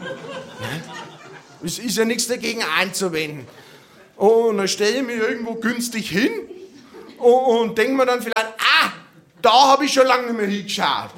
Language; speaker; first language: German; native; German